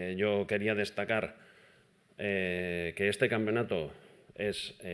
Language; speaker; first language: Spanish; non-native, local second language; Basque